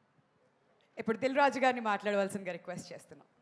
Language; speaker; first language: Telugu; native; Telugu